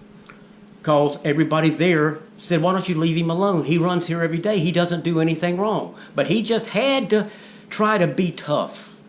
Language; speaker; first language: English; native; English